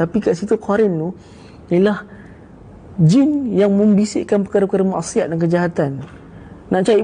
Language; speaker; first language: Malay; native; Malay